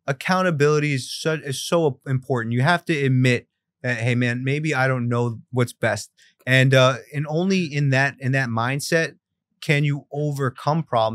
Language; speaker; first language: English; early bilingual, other home language; Spanish